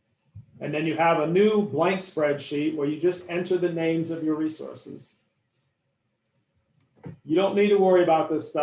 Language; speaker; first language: English; native; English